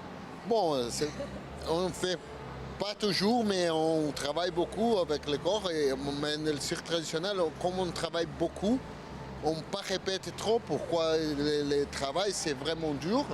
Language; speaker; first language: French; non-native, learner; Spanish